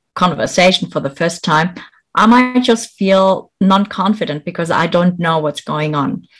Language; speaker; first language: English; non-native, fluent; German